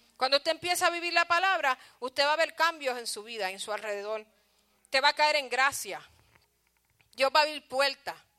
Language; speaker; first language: Spanish; early bilingual, heritage; Spanish